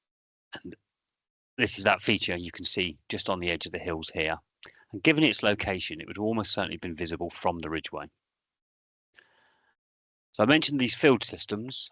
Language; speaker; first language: English; native; English